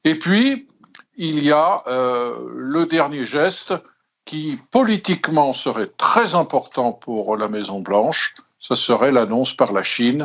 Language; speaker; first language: French; native; French